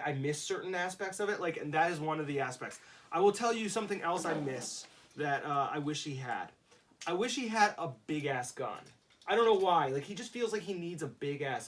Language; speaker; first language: English; native; English